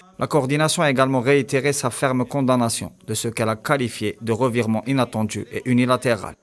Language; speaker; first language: French; non-native, local second language; Arabic